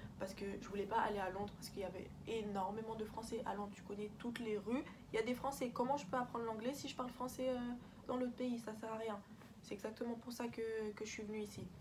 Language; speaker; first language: French; early bilingual, other home language; Portuguese